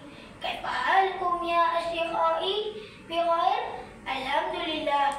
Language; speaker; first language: Arabic; non-native, learner; Malay